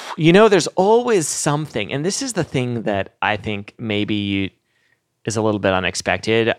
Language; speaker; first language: English; native; English